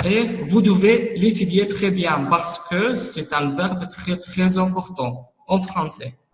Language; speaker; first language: French; non-native, fluent; Arabic